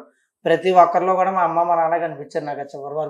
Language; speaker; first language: Telugu; native; Telugu